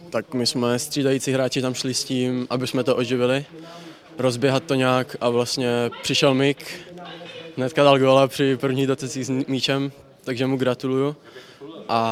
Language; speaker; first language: Czech; native; Czech